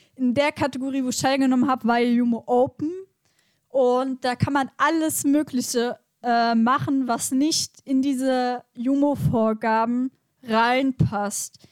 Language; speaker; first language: German; native; German